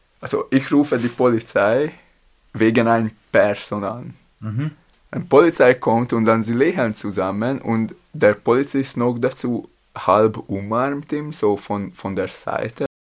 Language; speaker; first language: German; non-native, learner; Latvian